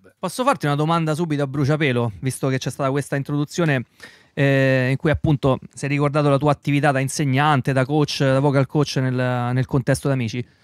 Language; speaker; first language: Italian; native; Italian